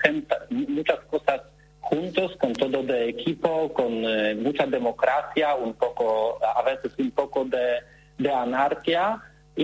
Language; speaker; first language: Spanish; non-native, learner; Polish